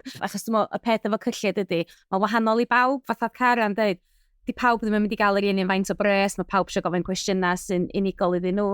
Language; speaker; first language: Welsh; native; Welsh